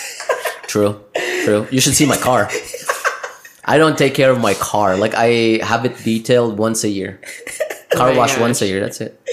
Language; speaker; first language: English; non-native, local second language; Filipino